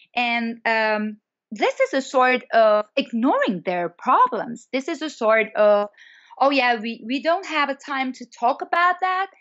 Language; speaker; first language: English; non-native, fluent; Persian